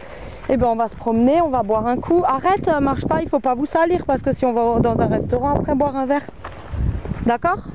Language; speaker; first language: French; native; French